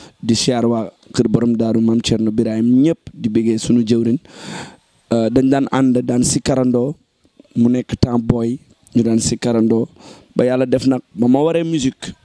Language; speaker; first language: Wolof; native; Wolof